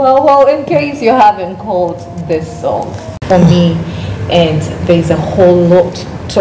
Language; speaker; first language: English; non-native, local second language; Ganda